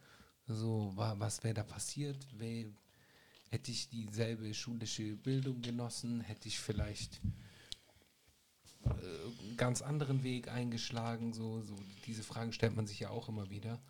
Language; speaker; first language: German; native; German